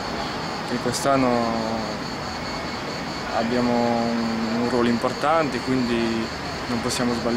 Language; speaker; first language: Italian; non-native, fluent; French